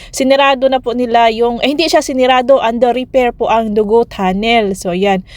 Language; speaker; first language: Filipino; non-native, local second language; Cebuano